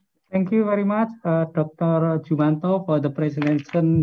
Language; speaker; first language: English; non-native, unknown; Indonesian